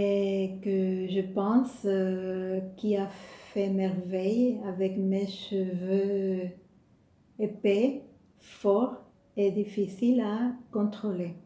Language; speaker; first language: French; non-native, fluent; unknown